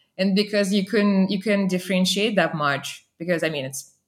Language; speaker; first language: English; non-native, fluent; Russian